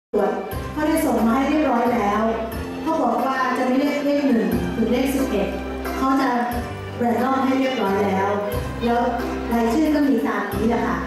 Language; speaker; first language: Thai; native; Thai